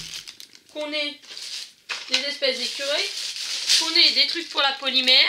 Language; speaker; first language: French; native; French